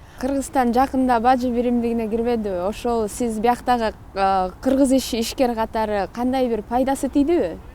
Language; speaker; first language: Kyrgyz; native; Kyrgyz